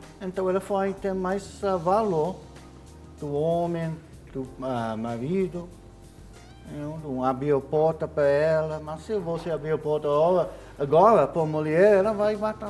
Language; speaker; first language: Portuguese; non-native, fluent; English